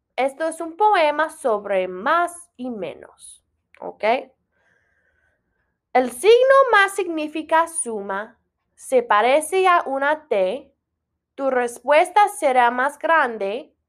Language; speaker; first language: Spanish; non-native, fluent; English